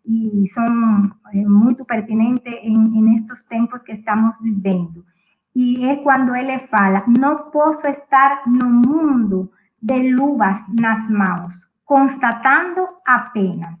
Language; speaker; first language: Portuguese; non-native, fluent; Spanish